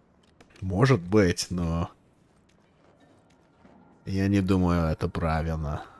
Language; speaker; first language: Russian; non-native, learner; English